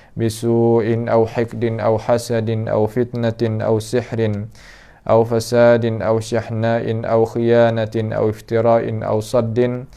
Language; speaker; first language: Arabic; non-native, fluent; Malay